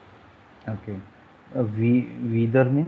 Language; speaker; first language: German; non-native, learner; Hindi